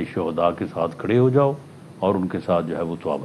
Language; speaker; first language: Urdu; non-native, local second language; Punjabi